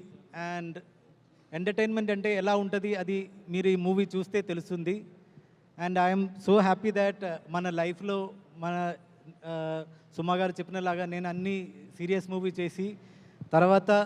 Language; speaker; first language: Telugu; non-native, learner; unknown